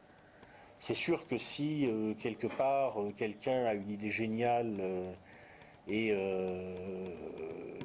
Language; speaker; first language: French; native; French